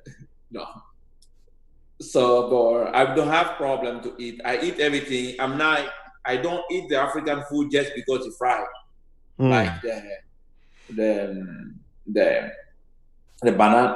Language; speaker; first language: English; non-native, learner; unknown